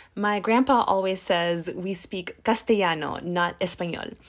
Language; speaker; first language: English; early bilingual, other home language; Spanish